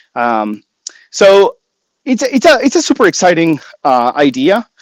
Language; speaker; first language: English; non-native, fluent; Spanish